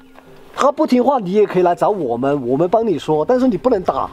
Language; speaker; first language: Chinese; native; Chinese